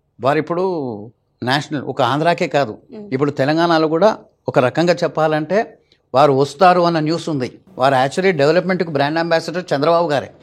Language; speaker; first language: Telugu; non-native, fluent; Malayalam